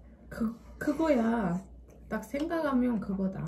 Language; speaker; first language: Korean; non-native, learner; Turkish